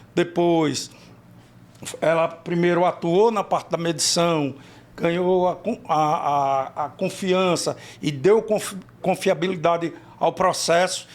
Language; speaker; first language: Portuguese; native; Portuguese